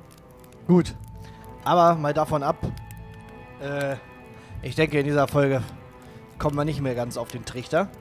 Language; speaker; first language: German; native; German